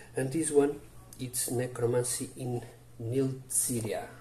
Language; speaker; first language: English; non-native, learner; Portuguese